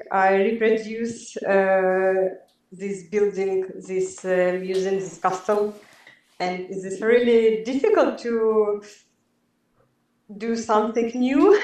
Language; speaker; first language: English; non-native, learner; Belarusian